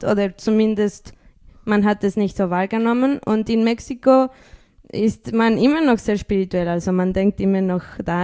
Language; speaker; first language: German; early bilingual, other home language; Spanish